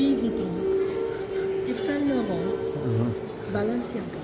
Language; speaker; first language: Korean; non-native, learner; Arabic